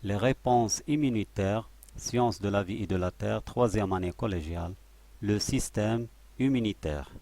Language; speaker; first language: French; non-native, local second language; Arabic